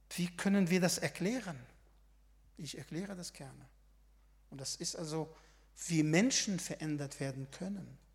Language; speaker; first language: German; non-native, fluent; Arabic